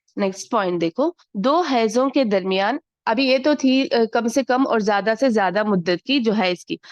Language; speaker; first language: Urdu; native; Urdu